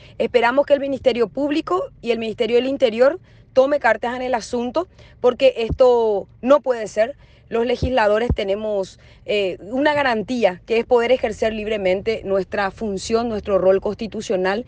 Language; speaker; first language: Spanish; native; Spanish